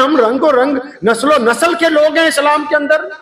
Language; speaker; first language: Urdu; native; Urdu